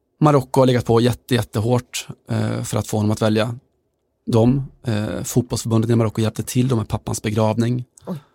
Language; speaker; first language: Swedish; native; Swedish